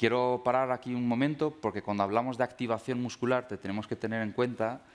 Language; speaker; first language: Spanish; native; Spanish